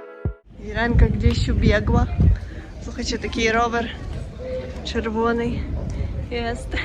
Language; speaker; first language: Polish; non-native, learner; Ukrainian